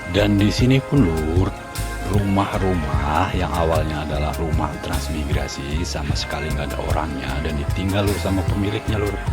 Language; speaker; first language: Indonesian; non-native, local second language; Javanese